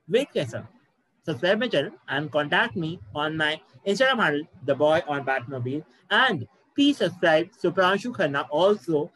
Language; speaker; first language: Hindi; native; Hindi